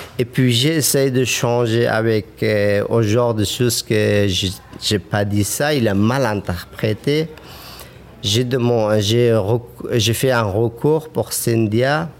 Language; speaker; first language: French; non-native, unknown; Persian